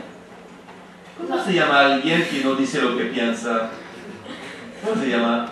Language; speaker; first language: Spanish; non-native, fluent; French